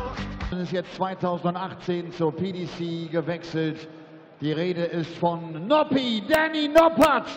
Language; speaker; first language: German; native; German